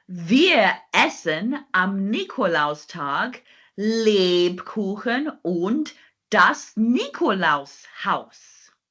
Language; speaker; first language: German; non-native, fluent; English